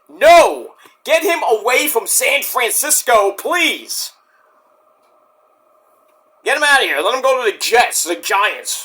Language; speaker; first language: English; native; English